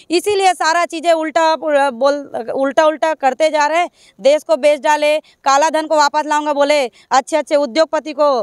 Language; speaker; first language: Hindi; native; Hindi